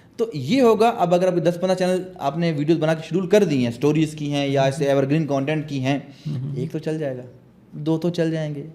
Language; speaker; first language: Urdu; non-native, local second language; Pashto